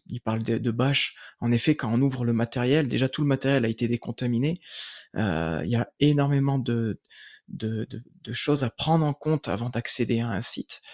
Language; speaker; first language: French; native; French